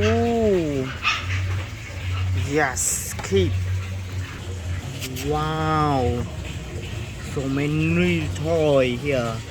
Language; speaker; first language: English; non-native, learner; Indonesian